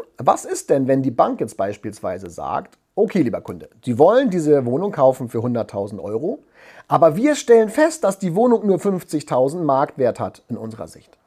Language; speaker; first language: German; native; German